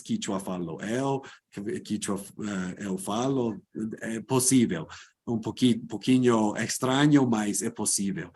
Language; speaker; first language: Portuguese; non-native, fluent; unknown